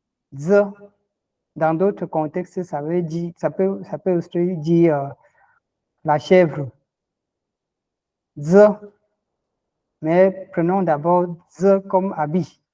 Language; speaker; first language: French; non-native, local second language; Ghomala